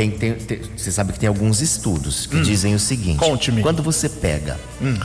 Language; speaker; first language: Portuguese; native; Portuguese